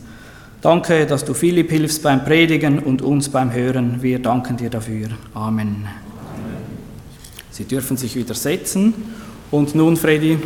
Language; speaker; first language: German; native; German